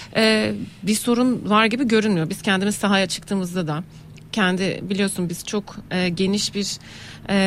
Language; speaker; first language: Turkish; native; Turkish